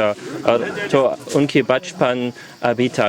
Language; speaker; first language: Hindi; non-native, learner; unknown